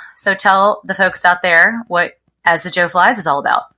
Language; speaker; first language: English; native; English